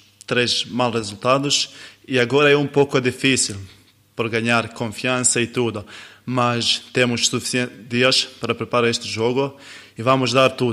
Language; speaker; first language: Portuguese; non-native, learner; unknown